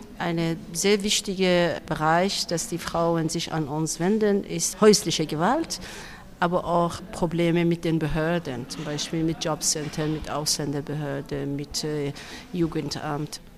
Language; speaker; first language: German; non-native, fluent; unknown